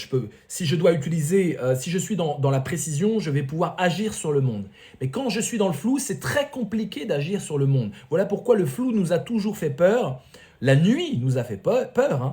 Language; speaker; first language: French; native; French